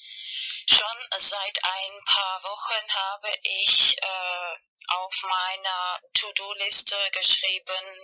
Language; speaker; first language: German; non-native, fluent; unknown